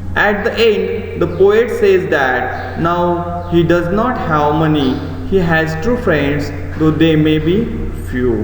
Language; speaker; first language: English; non-native, local second language; Marathi